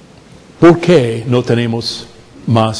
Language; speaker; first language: Spanish; non-native, fluent; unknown